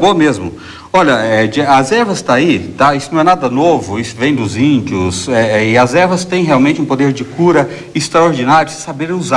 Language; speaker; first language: Portuguese; native; Portuguese